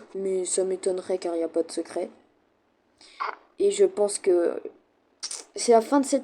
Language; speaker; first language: French; native; French